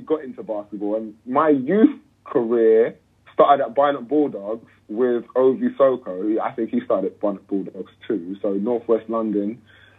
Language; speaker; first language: English; native; English